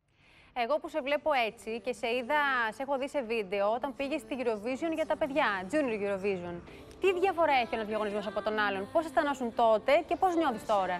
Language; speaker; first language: Greek; native; Greek